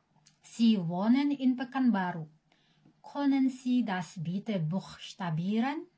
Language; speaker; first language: German; non-native, learner; Indonesian